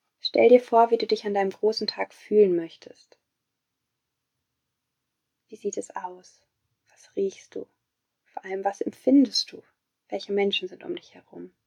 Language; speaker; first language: German; native; German